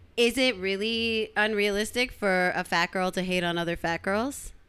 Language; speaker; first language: English; early bilingual, other home language; Tigrinya